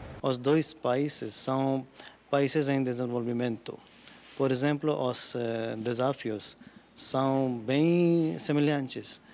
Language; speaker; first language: Portuguese; non-native, learner; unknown